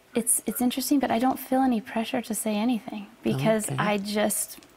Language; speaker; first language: English; native; English